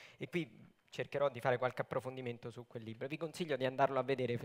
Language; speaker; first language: Italian; native; Italian